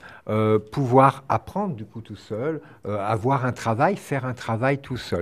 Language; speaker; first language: French; native; French